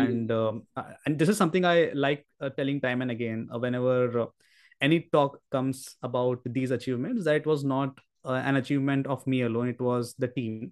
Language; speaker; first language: English; non-native, local second language; Marathi